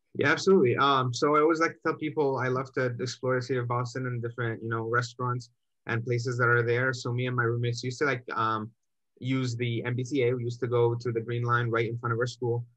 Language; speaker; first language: English; native; English